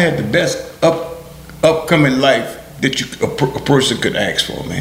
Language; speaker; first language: English; early bilingual, other home language; Haitian Creole